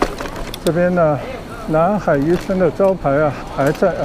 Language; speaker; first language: Chinese; non-native, local second language; Cantonese